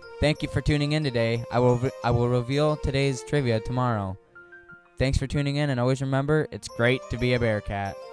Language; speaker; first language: English; native; English